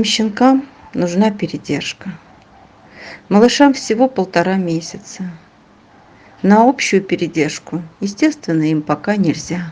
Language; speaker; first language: Russian; native; Russian